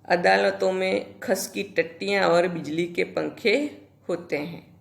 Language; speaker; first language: Hindi; non-native, local second language; Gujarati